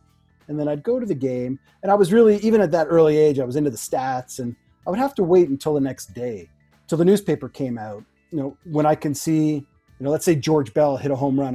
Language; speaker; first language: English; native; English